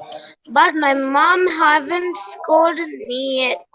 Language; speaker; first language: English; non-native, learner; Tamil